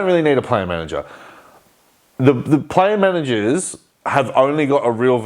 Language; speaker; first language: English; native; English